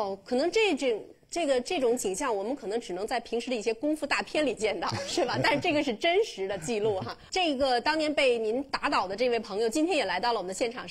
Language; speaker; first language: Chinese; native; Chinese